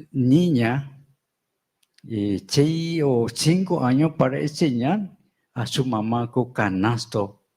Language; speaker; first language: Spanish; non-native, local second language; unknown